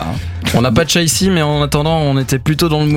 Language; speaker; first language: French; native; French